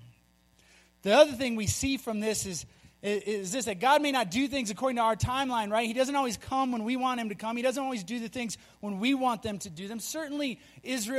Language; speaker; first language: English; native; English